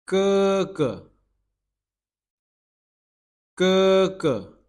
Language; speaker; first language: Chinese; non-native, fluent; Lao